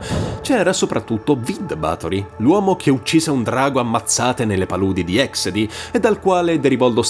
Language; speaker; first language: Italian; native; Italian